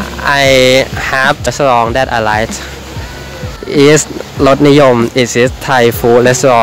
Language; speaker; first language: English; non-native, learner; Thai